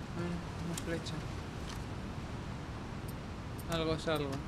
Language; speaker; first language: Spanish; native; Spanish